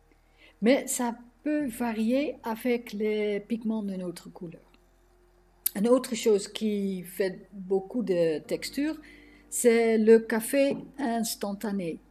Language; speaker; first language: French; non-native, fluent; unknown